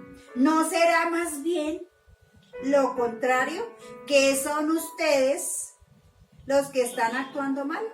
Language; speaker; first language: Spanish; native; Spanish